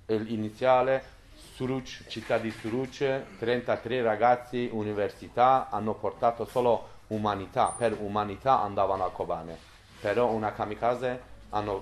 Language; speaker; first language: Italian; non-native, learner; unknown